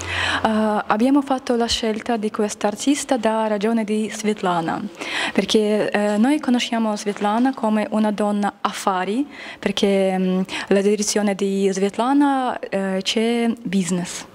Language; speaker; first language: Italian; non-native, learner; Russian